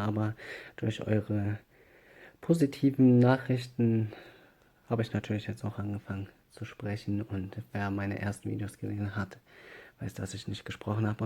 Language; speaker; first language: German; native; German